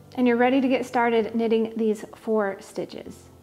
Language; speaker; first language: English; native; English